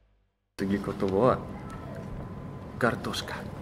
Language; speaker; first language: Japanese; non-native, fluent; Russian